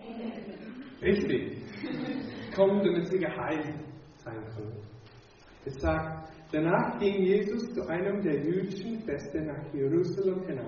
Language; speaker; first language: German; non-native, fluent; English